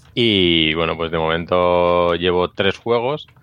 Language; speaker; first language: Spanish; native; Spanish